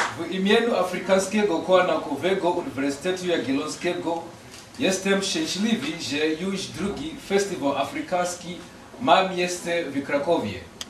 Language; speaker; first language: Polish; non-native, learner; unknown